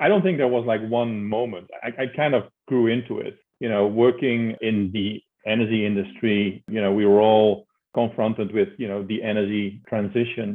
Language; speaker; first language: English; non-native, fluent; Dutch